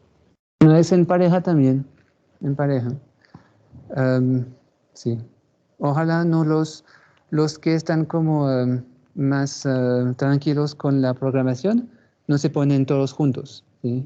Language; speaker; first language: Spanish; non-native, fluent; French